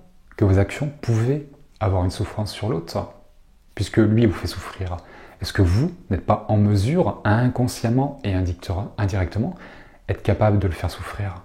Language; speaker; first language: French; native; French